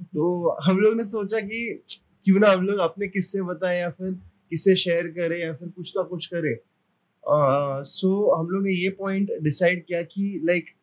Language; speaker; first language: Hindi; non-native, local second language; Marathi